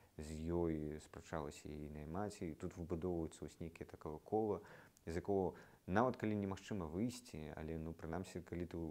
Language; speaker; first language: Belarusian; non-native, local second language; Russian